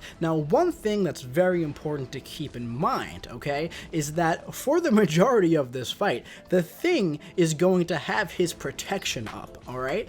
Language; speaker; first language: English; native; English